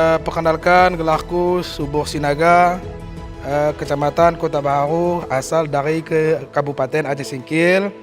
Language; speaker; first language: Malay; non-native, local second language; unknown